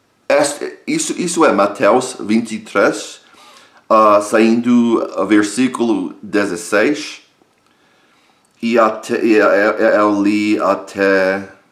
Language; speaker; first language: Portuguese; non-native, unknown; English